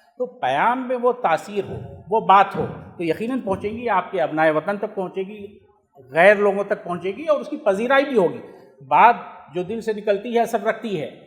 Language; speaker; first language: Urdu; native; Urdu